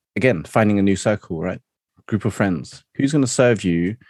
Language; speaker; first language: English; non-native, local second language; Cantonese